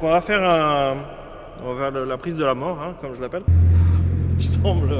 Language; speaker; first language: French; native; French